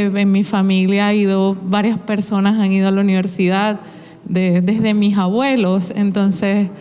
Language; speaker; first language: Spanish; early bilingual, heritage; Spanish